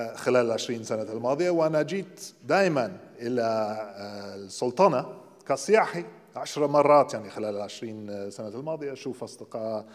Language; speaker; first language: Arabic; non-native, fluent; English